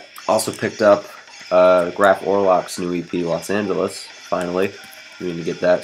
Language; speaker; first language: English; native; English